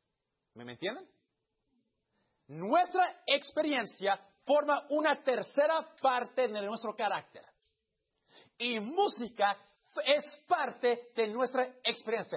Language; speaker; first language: Spanish; early bilingual, heritage; Spanish